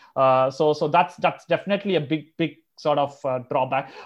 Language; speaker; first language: English; non-native, local second language; Telugu